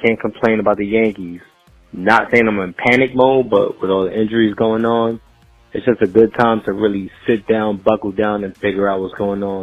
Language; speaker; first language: English; native; English